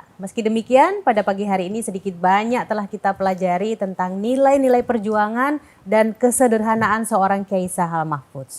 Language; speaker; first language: Indonesian; native; Indonesian